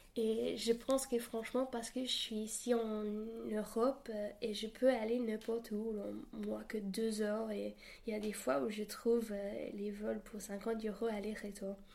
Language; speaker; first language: French; non-native, fluent; English